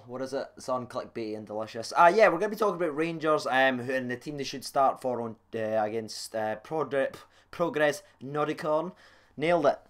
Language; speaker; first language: English; native; English